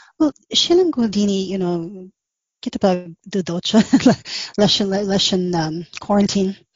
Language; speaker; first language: Irish; non-native, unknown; English